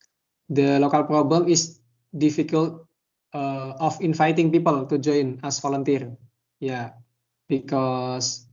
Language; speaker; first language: English; non-native, learner; Indonesian